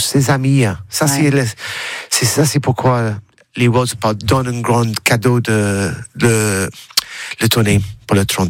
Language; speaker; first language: French; non-native, learner; English